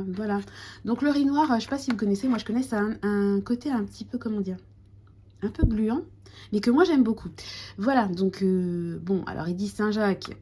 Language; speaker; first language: French; native; French